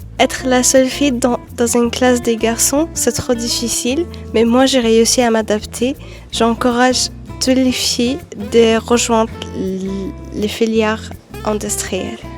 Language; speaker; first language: French; non-native, fluent; Arabic